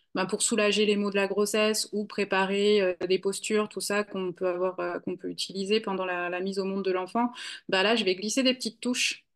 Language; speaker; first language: French; native; French